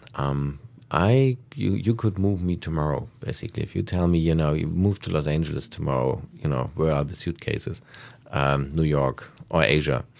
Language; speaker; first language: English; non-native, fluent; German